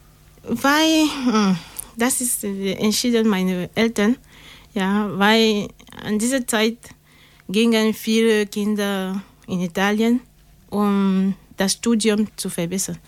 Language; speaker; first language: German; non-native, learner; French